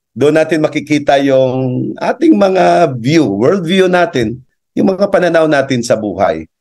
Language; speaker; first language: Filipino; non-native, local second language; Cebuano